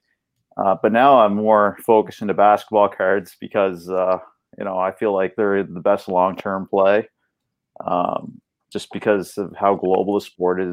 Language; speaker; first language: English; native; English